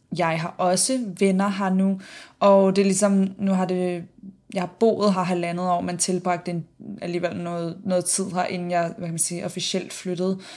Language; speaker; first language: Danish; native; Danish